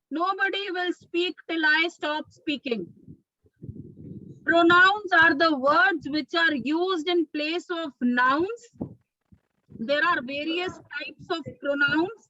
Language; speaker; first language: English; non-native, local second language; Hindi